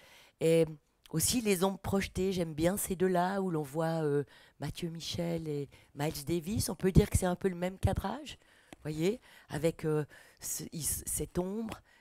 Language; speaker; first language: French; native; French